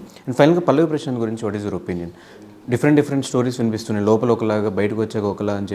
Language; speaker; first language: Telugu; native; Telugu